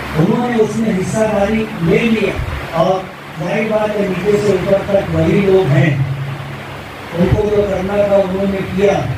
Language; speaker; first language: Urdu; native; Urdu